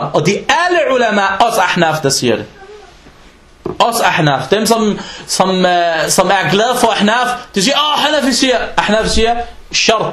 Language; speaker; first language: Danish; non-native, fluent; Arabic